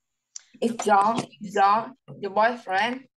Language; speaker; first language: English; non-native, learner; Vietnamese